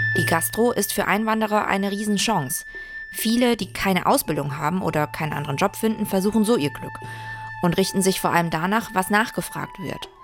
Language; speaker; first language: German; early bilingual, other home language; Vietnamese